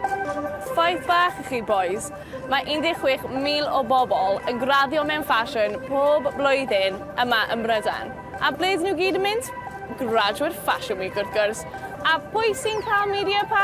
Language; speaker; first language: Welsh; native; Welsh